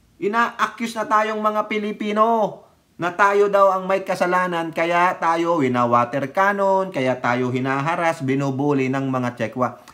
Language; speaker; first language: Filipino; native; Filipino